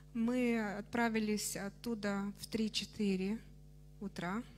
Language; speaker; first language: Russian; non-native, fluent; Romanian